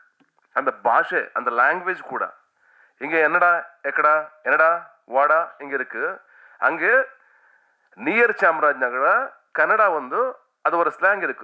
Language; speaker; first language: Tamil; non-native, learner; Kannada